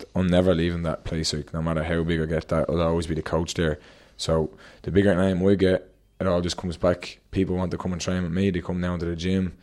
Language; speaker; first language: English; native; English